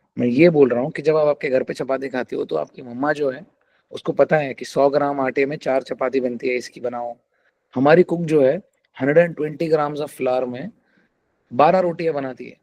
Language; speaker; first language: Hindi; non-native, local second language; Telugu